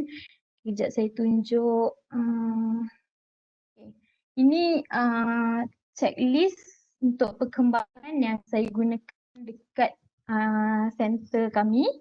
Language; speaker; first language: Malay; native; Malay